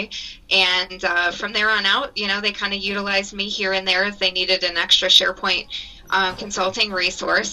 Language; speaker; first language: English; native; English